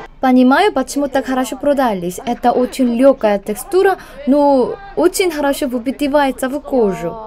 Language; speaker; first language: Russian; non-native, learner; Korean